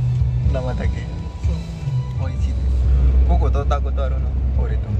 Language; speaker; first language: Japanese; non-native, learner; Indonesian